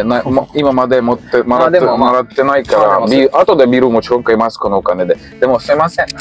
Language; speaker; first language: Japanese; non-native, learner; Russian